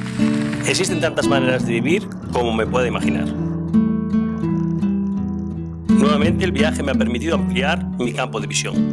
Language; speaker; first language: Spanish; native; Spanish